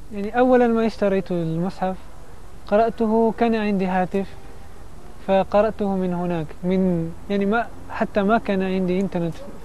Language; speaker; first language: Arabic; non-native, learner; Italian